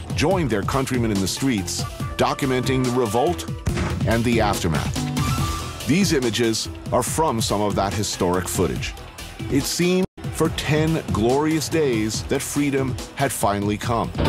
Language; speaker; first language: English; native; English